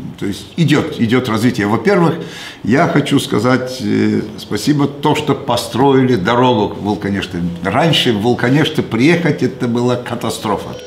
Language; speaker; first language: Russian; non-native, local second language; Gagauz